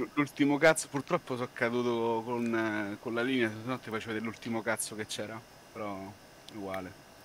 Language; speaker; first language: Italian; native; Italian